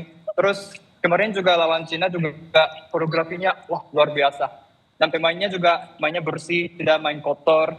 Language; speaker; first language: Indonesian; non-native, fluent; Japanese